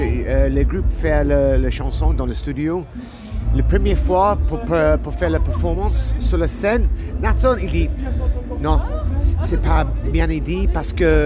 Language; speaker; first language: French; non-native, learner; English